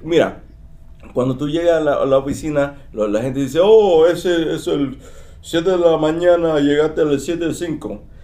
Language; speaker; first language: Spanish; early bilingual, heritage; Spanish